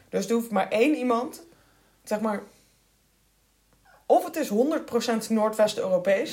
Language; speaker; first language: Dutch; native; Dutch